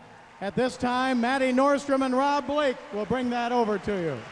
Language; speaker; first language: English; native; English